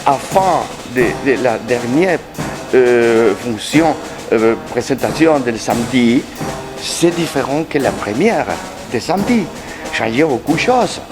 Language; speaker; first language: French; non-native, learner; Spanish